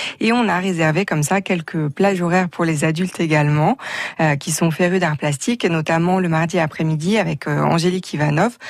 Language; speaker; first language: French; native; French